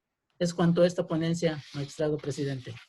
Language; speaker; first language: Spanish; native; Spanish